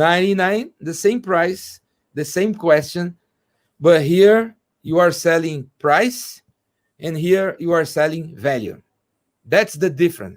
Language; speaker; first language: English; non-native, fluent; Portuguese